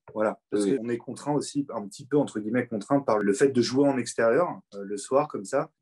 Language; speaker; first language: French; native; French